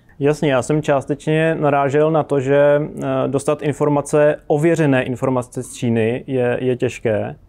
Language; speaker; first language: Czech; native; Czech